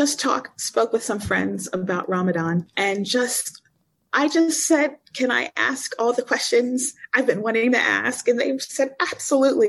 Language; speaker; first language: English; native; English